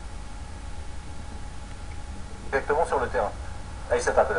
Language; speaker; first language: French; native; French